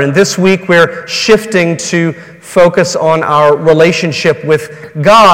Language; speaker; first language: English; native; English